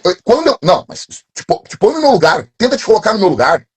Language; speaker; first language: Portuguese; native; Portuguese